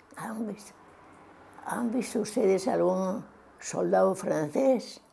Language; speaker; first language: Spanish; native; Spanish